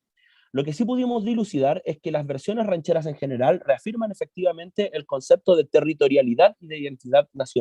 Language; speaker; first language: Spanish; native; Spanish